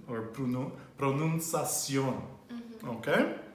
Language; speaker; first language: Spanish; non-native, fluent; English